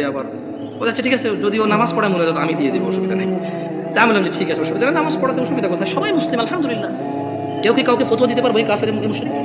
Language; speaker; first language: Bangla; early bilingual, heritage; Bangla